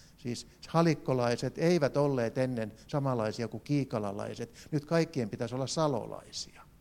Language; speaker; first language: Finnish; native; Finnish